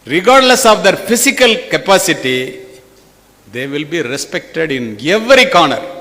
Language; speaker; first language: English; non-native, local second language; Tamil